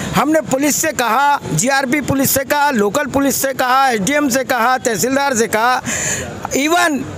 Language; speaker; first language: Hindi; native; Hindi